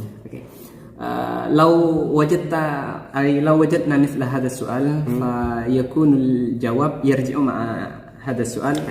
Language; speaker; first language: Arabic; non-native, fluent; Indonesian